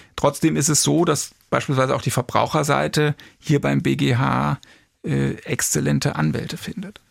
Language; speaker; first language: German; native; German